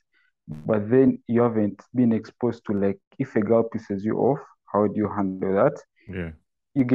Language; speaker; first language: English; non-native, local second language; Ganda